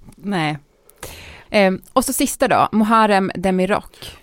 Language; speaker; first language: Swedish; native; Swedish